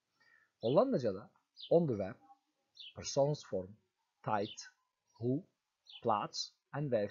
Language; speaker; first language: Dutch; non-native, fluent; Turkish